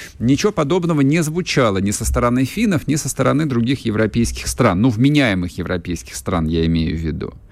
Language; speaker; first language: Russian; native; Russian